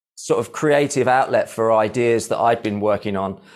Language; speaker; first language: English; native; English